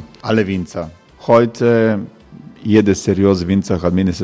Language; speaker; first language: German; non-native, learner; Croatian